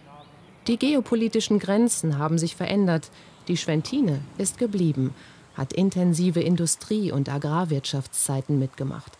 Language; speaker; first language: German; native; German